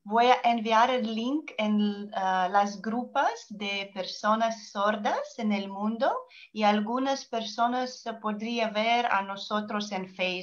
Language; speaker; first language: Spanish; non-native, learner; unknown